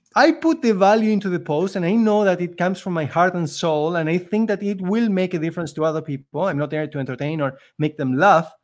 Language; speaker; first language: English; non-native, fluent; Spanish